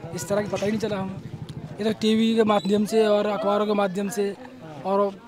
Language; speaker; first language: Hindi; native; Hindi